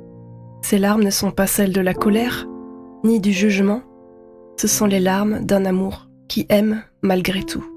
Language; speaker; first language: French; native; French